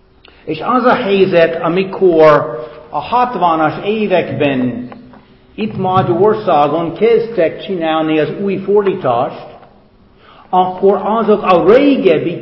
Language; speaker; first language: Hungarian; non-native, fluent; English